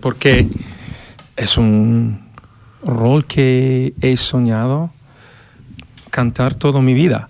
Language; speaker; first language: Spanish; non-native, fluent; English